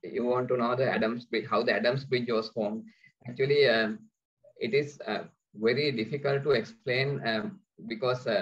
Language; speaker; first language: English; non-native, local second language; Sinhala